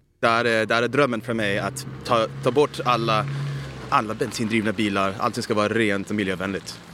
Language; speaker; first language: Swedish; non-native, fluent; English